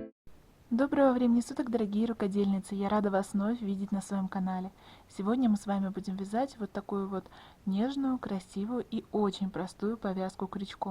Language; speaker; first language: Russian; native; Russian